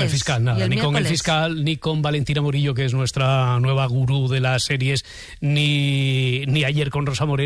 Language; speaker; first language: Spanish; native; Spanish